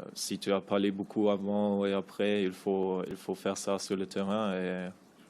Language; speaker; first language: French; non-native, fluent; German